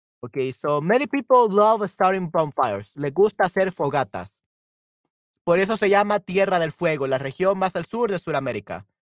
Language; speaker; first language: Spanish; native; Spanish